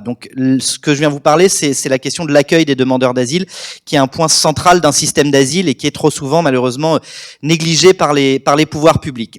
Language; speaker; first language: French; native; French